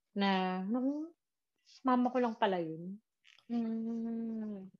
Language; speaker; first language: Filipino; native; Filipino